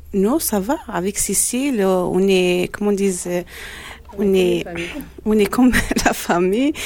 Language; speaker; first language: French; non-native, learner; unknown